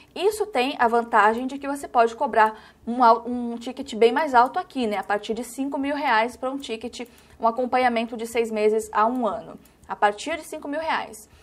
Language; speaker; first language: Portuguese; native; Portuguese